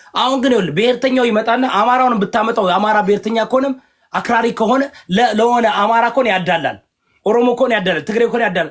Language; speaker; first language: Amharic; early bilingual, heritage; Amharic